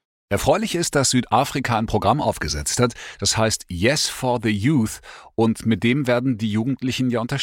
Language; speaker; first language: German; native; German